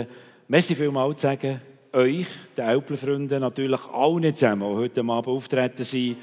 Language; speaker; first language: German; native; German